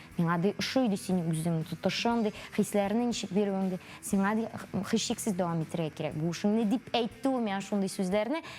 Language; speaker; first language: Tatar; native; Tatar